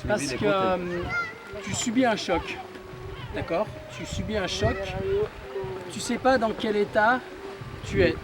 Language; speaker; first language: French; native; French